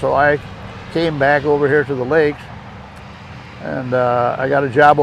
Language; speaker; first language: English; native; English